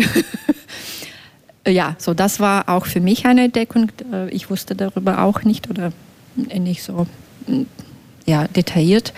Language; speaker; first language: German; non-native, fluent; Belarusian